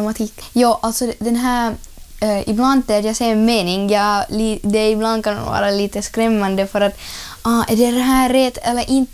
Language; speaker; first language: Swedish; non-native, learner; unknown